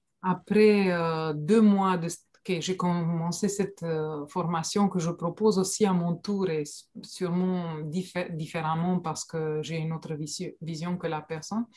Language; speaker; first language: French; non-native, fluent; Romanian